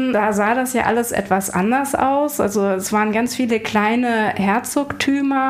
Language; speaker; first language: German; native; German